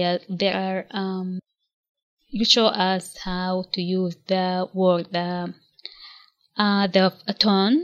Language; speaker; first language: English; non-native, local second language; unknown